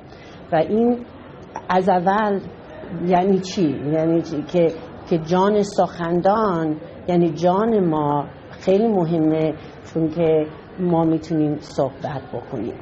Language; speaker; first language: Persian; non-native, fluent; English